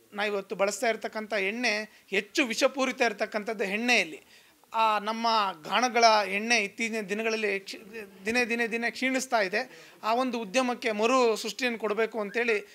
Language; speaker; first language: Kannada; native; Kannada